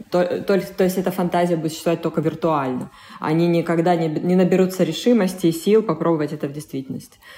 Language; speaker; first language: Russian; native; Russian